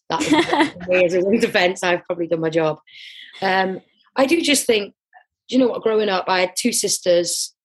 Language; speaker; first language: English; native; English